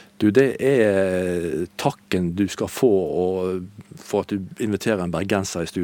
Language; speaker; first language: Norwegian; native; Norwegian